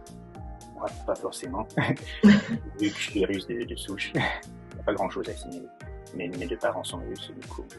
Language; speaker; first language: French; non-native, fluent; Russian